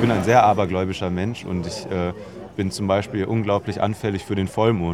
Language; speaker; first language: German; native; German